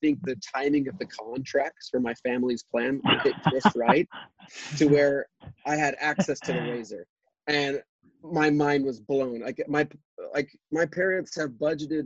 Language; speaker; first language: English; native; English